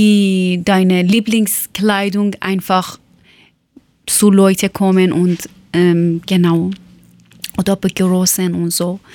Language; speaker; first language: German; non-native, learner; Persian